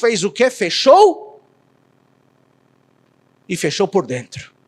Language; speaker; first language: Portuguese; native; Portuguese